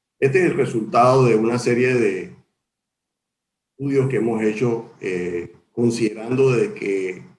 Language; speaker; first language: Spanish; native; Spanish